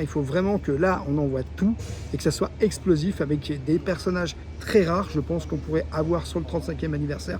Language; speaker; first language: French; native; French